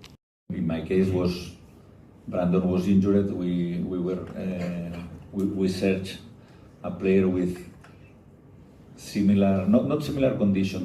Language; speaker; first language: English; non-native, fluent; Spanish